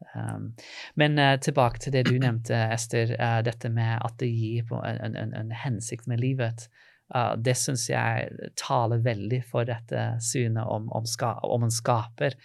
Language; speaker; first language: Norwegian; non-native, fluent; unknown